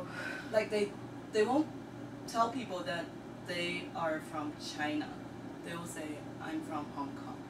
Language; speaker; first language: English; non-native, learner; Chinese